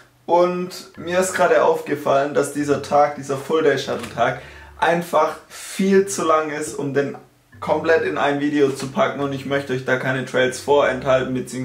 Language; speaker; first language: German; native; German